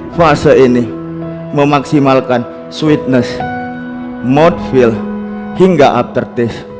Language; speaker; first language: Indonesian; native; Indonesian